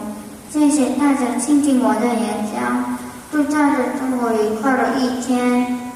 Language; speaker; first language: Chinese; non-native, learner; Korean